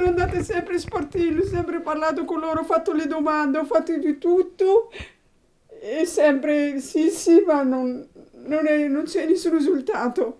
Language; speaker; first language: Italian; non-native, learner; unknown